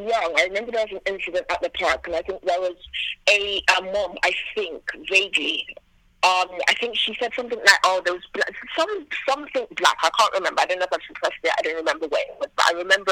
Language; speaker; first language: English; native; English